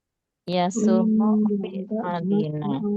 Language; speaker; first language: Arabic; non-native, learner; Indonesian